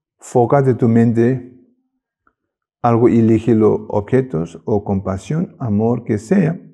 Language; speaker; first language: Spanish; non-native, learner; Tibetan